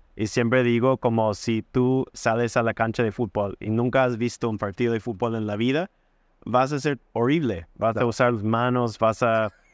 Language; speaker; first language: Spanish; non-native, fluent; English